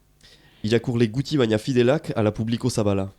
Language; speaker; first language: Basque; native; Basque